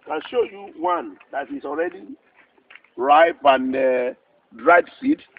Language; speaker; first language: English; non-native, local second language; Yoruba